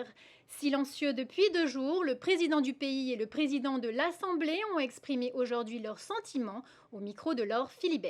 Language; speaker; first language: French; native; French